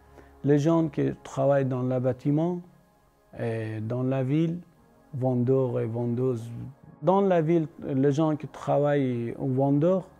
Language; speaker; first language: French; non-native, learner; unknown